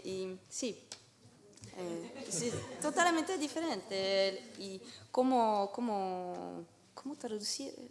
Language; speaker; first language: Spanish; non-native, learner; French